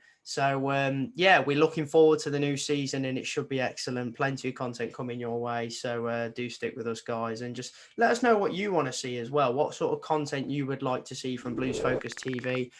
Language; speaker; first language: English; native; English